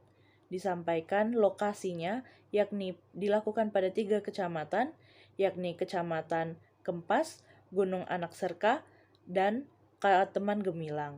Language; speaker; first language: Indonesian; native; Indonesian